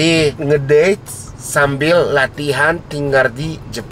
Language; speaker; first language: Indonesian; non-native, fluent; Japanese